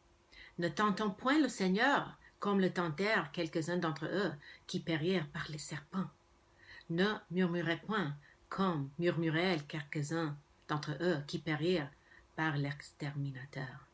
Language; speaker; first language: French; non-native, fluent; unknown